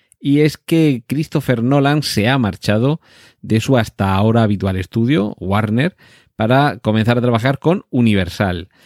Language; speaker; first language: Spanish; native; Spanish